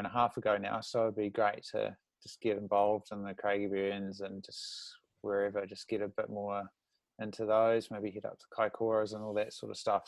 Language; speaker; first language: English; native; English